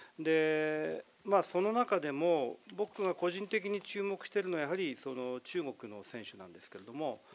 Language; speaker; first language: Japanese; native; Japanese